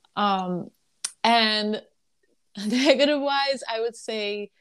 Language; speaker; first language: English; early bilingual, other home language; Arabic